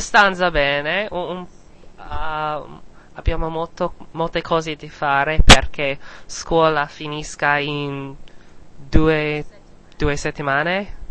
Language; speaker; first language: Italian; non-native, learner; English